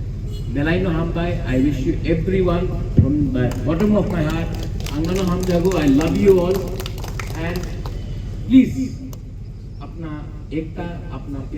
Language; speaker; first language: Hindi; non-native, local second language; Kok Borok